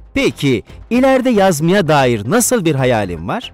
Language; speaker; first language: Turkish; native; Turkish